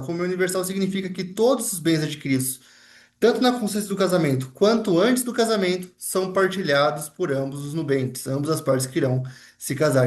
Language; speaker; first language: Portuguese; native; Portuguese